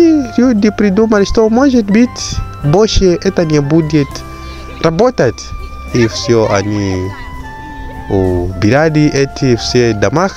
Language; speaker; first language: Russian; non-native, fluent; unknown